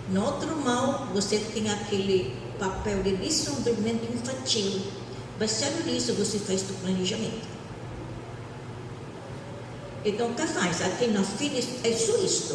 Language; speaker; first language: Portuguese; non-native, fluent; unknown